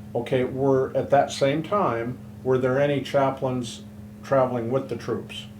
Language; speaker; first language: English; native; English